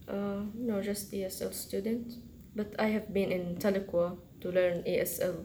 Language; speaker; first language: English; non-native, learner; Arabic